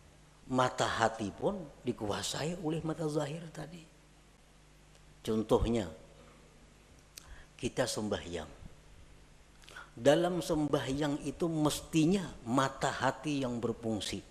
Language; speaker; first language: Indonesian; non-native, local second language; Banjar